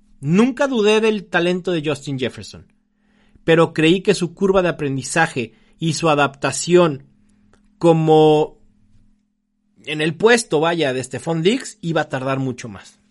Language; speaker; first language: Spanish; native; Spanish